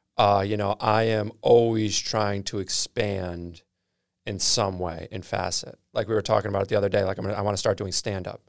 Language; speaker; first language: English; native; English